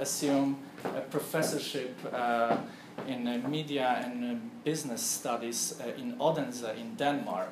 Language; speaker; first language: English; non-native, fluent; Polish